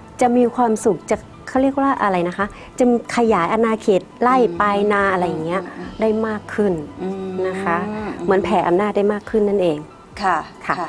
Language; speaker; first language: Thai; native; Thai